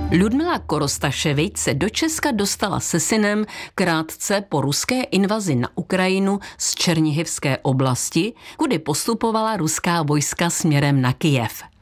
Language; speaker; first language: Czech; native; Czech